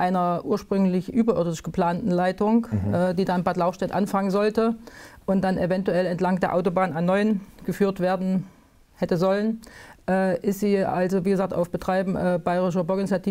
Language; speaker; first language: German; native; German